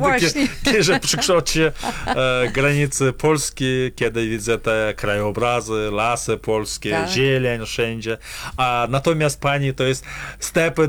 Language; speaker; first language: Polish; non-native, fluent; Kazakh